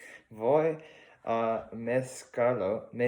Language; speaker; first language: Spanish; non-native, learner; English